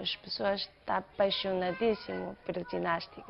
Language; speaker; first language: Portuguese; non-native, fluent; Chinese